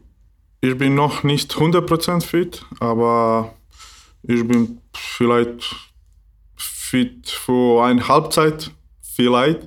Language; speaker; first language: German; non-native, learner; Bosnian